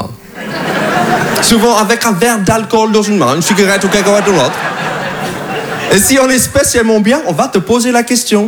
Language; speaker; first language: French; non-native, fluent; English